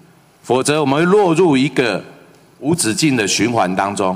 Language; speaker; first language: Chinese; native; Chinese